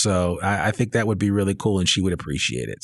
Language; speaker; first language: English; native; English